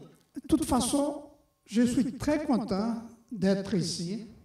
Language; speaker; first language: French; non-native, fluent; Portuguese